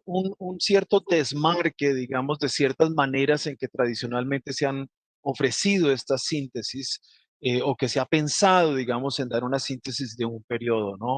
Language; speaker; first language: Spanish; native; Spanish